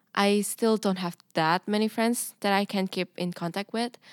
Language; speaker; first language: English; non-native, fluent; Indonesian